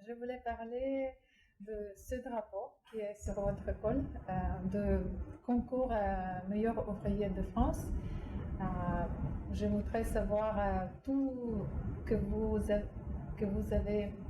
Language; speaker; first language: French; non-native, fluent; Russian